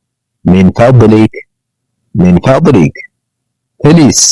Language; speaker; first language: Arabic; non-native, learner; Amharic